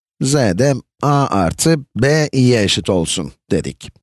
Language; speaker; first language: Turkish; native; Turkish